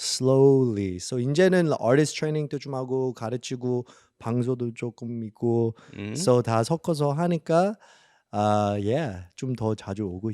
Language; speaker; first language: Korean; early bilingual, heritage; English